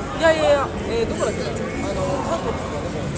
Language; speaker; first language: Japanese; native; Japanese